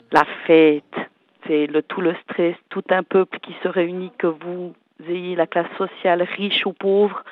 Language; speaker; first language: French; early bilingual, other home language; Portuguese